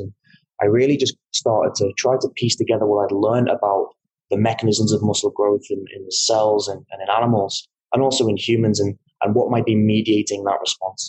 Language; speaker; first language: English; native; English